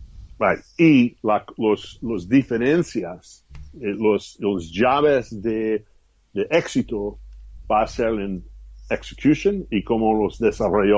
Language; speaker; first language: Spanish; non-native, fluent; English